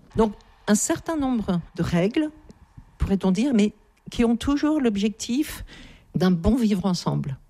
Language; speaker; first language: French; native; French